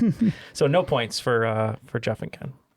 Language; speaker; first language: English; native; English